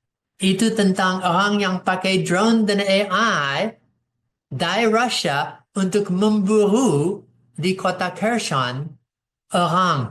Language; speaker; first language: Indonesian; non-native, fluent; English